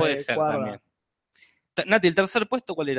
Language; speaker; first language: Spanish; native; Spanish